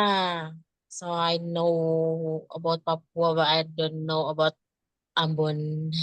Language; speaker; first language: English; non-native, learner; Indonesian